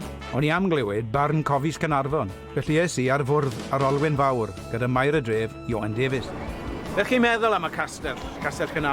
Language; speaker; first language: Welsh; native; Welsh